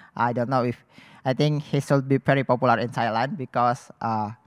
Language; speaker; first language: English; non-native, fluent; Indonesian